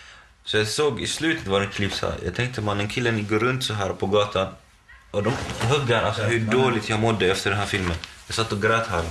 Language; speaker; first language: Swedish; non-native, local second language; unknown